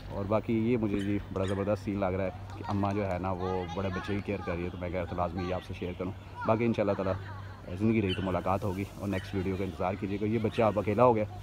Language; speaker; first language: Urdu; non-native, local second language; Punjabi